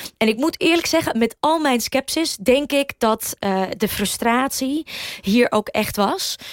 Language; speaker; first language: Dutch; early bilingual, other home language; Russian